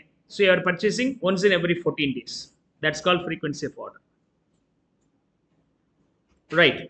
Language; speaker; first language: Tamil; native; Tamil